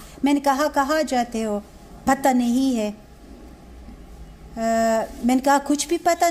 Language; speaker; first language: Hindi; non-native, learner; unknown